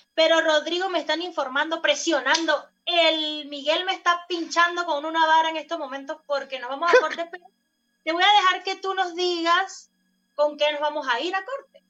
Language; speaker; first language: Spanish; native; Spanish